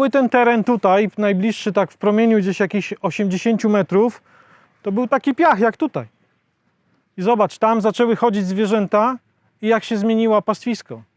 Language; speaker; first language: Polish; native; Polish